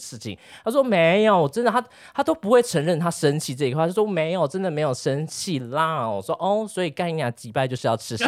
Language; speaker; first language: Chinese; native; Chinese